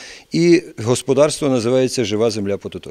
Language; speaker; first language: Ukrainian; native; Ukrainian